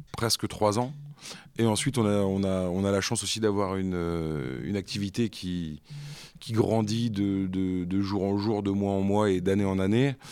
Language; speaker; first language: French; native; French